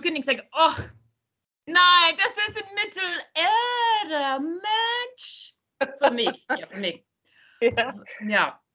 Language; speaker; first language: German; non-native, learner; English